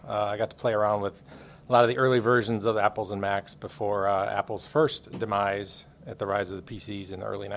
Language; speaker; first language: English; native; English